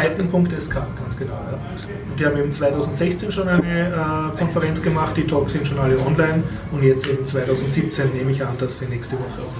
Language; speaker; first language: German; native; German